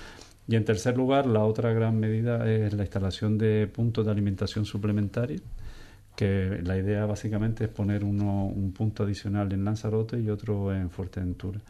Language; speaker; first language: Spanish; native; Spanish